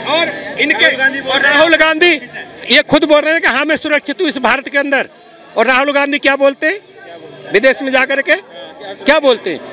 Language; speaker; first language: Hindi; native; Hindi